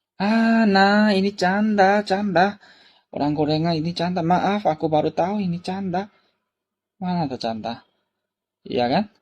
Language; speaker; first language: Indonesian; non-native, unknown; Korean